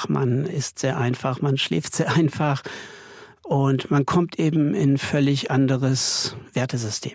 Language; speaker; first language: German; native; German